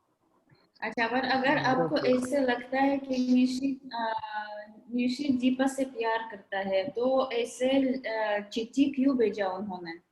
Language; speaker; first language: Hindi; non-native, fluent; Russian